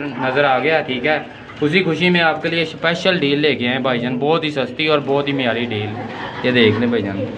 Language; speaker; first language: Urdu; native; Urdu